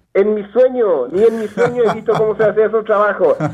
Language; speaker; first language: Spanish; native; Spanish